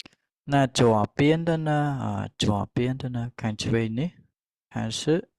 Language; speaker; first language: Chinese; non-native, fluent; Khmer